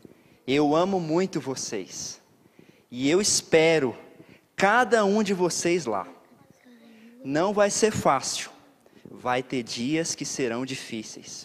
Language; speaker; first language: Portuguese; native; Portuguese